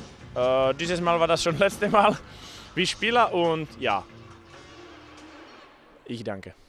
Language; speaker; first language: German; non-native, fluent; Slovak